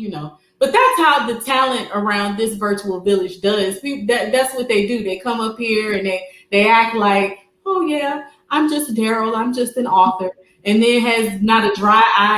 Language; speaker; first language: English; native; English